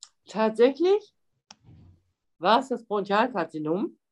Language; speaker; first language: German; native; German